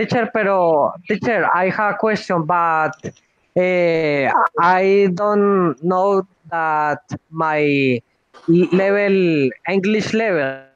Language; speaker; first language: English; non-native, learner; Spanish